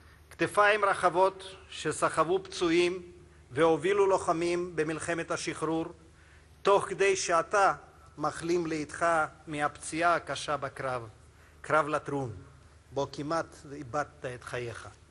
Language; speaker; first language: Hebrew; non-native, fluent; Russian